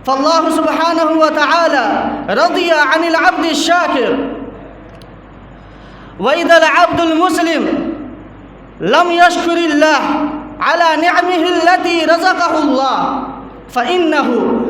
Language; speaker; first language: Arabic; non-native, fluent; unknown